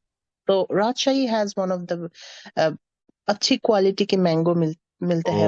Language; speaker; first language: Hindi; non-native, fluent; Bangla